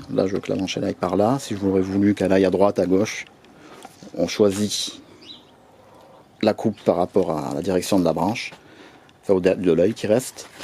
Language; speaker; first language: French; native; French